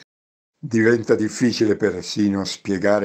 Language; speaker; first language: Italian; native; Italian